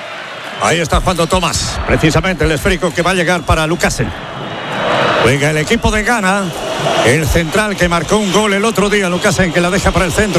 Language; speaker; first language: Spanish; native; Spanish